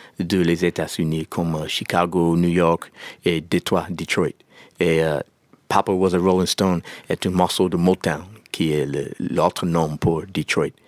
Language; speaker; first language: French; non-native, learner; English